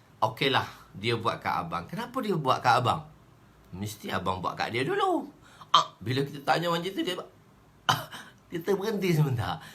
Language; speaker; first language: Malay; native; Malay